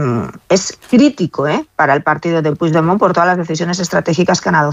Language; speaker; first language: Spanish; native; Spanish